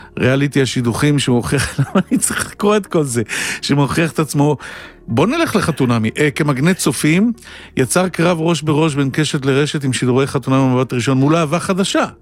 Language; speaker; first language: Hebrew; native; Hebrew